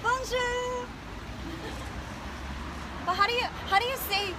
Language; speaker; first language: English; early bilingual, other home language; Korean